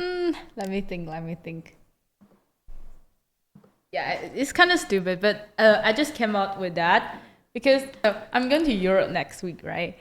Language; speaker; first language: English; non-native, learner; Chinese